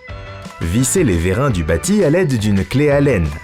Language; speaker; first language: French; native; French